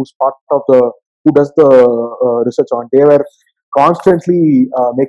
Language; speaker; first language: English; non-native, local second language; Tamil